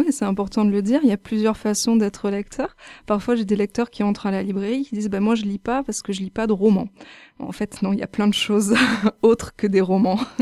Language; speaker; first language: French; native; French